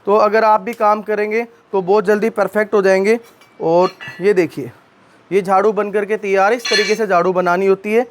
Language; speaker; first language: Hindi; native; Hindi